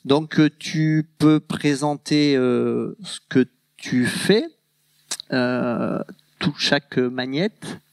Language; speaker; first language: French; native; French